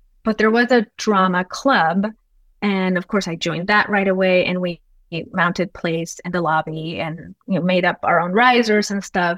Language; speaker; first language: English; non-native, fluent; Spanish